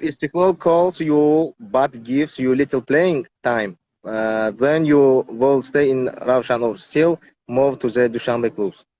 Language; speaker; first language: English; non-native, learner; Tajik